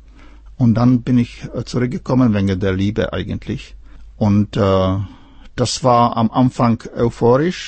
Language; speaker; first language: German; non-native, fluent; Czech